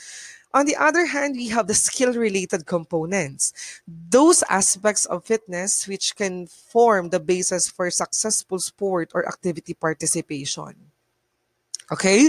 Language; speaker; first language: English; non-native, local second language; Bikol